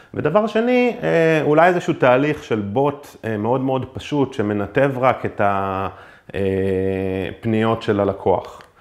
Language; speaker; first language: Hebrew; native; Hebrew